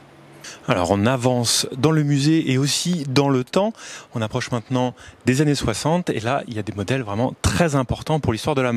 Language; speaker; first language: French; native; French